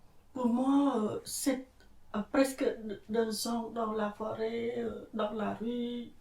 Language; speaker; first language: French; non-native, fluent; Khmer